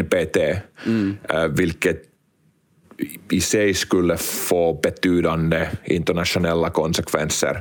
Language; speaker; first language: Swedish; non-native, local second language; Finnish